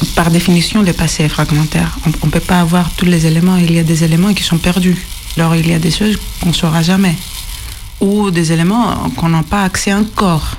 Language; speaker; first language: French; non-native, fluent; Greek